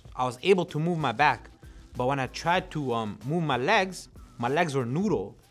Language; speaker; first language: English; non-native, fluent; Punjabi